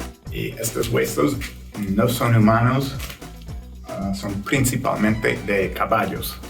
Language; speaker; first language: Spanish; non-native, fluent; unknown